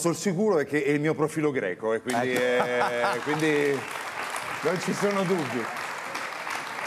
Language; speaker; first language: Italian; native; Italian